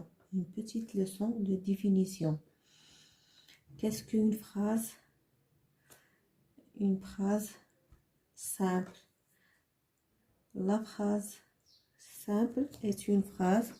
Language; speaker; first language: French; non-native, learner; Arabic